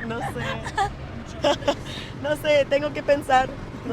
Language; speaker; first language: Spanish; non-native, learner; German